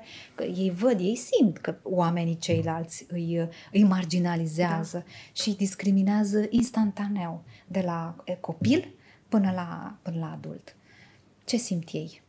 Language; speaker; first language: Romanian; native; Romanian